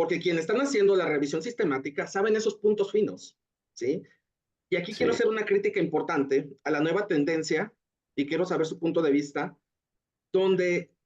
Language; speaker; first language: Spanish; native; Spanish